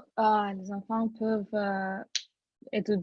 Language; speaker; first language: French; non-native, learner; Russian